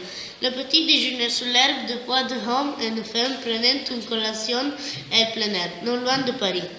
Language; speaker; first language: French; non-native, learner; Italian